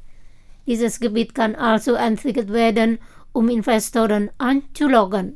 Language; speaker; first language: German; non-native, fluent; Indonesian